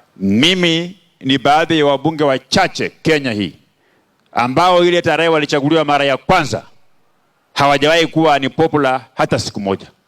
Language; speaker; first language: Swahili; non-native, local second language; Luyia